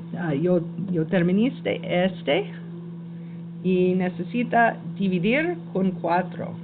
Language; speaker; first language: Spanish; non-native, learner; English